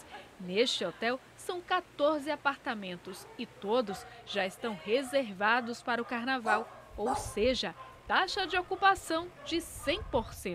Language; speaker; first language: Portuguese; native; Portuguese